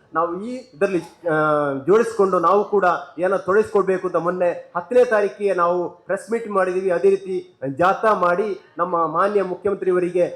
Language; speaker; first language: Kannada; native; Kannada